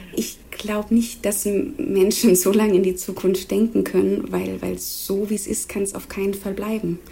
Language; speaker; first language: German; native; German